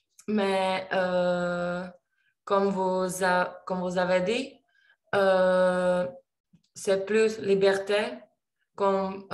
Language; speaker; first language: French; non-native, learner; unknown